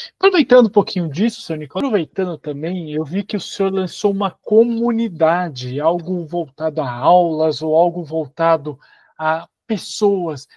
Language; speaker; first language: Portuguese; native; Portuguese